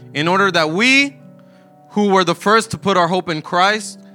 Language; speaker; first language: English; early bilingual, other home language; Spanish